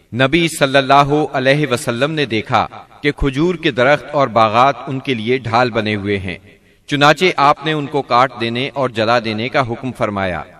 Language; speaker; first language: Urdu; native; Urdu